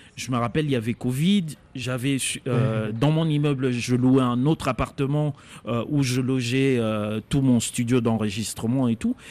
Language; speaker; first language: French; non-native, local second language; Lingala